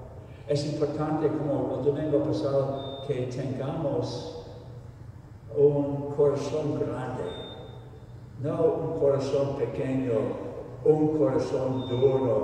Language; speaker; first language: Spanish; non-native, fluent; English